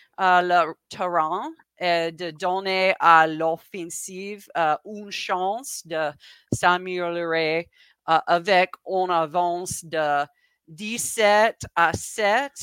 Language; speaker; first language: French; non-native, learner; English